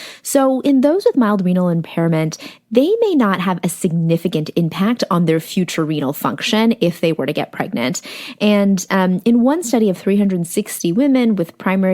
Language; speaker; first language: English; native; English